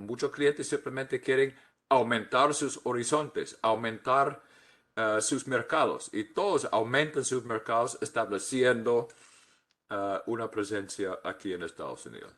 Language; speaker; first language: Spanish; non-native, fluent; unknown